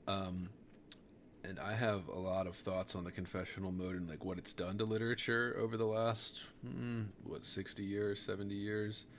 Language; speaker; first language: English; native; English